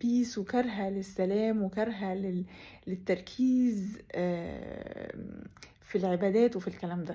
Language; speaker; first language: Arabic; native; Arabic